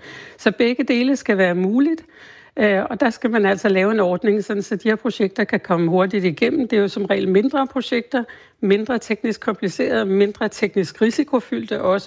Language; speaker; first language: Danish; native; Danish